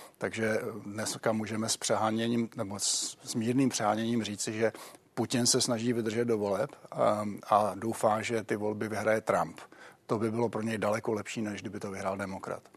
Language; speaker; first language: Czech; native; Czech